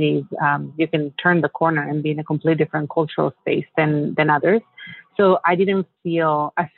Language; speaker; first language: English; non-native, fluent; Italian